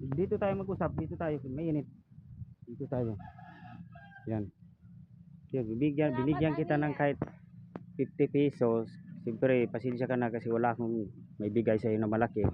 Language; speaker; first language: Filipino; non-native, local second language; Cebuano